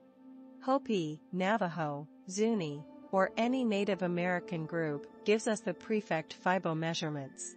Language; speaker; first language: English; non-native, fluent; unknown